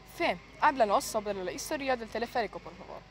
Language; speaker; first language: Spanish; non-native, learner; German